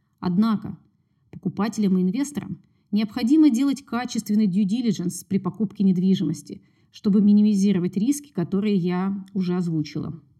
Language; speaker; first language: Russian; native; Russian